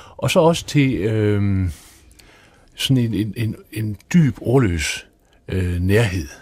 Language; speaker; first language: Danish; native; Danish